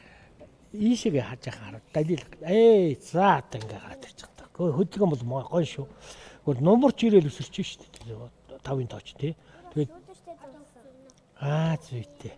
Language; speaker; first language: Mongolian; native; Mongolian